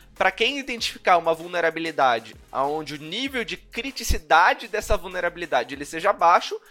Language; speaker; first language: Portuguese; native; Portuguese